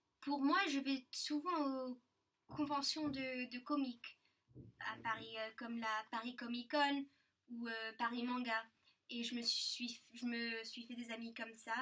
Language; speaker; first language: French; early bilingual, heritage; English